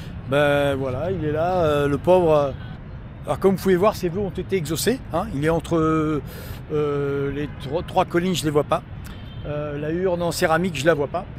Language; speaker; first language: French; native; French